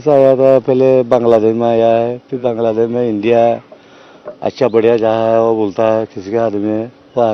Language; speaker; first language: Hindi; non-native, learner; Rohingya